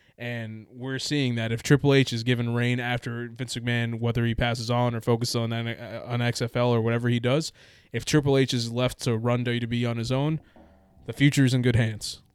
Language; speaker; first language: English; native; English